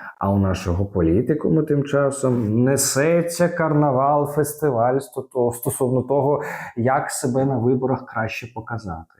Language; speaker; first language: Ukrainian; native; Ukrainian